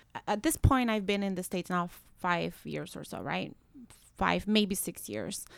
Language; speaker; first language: English; early bilingual, other home language; Spanish